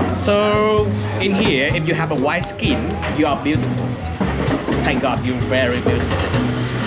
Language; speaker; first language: English; non-native, fluent; Vietnamese